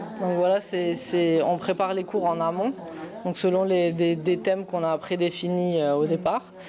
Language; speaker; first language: French; native; French